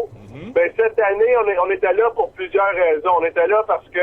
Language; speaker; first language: French; native; French